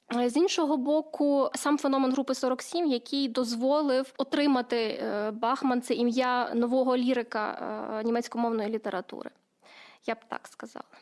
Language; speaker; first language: Ukrainian; native; Ukrainian